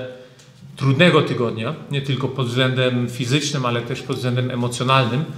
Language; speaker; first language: Polish; early bilingual, heritage; German